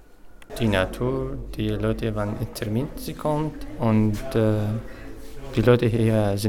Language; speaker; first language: German; non-native, learner; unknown